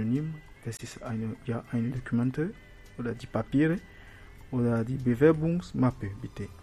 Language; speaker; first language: German; non-native, learner; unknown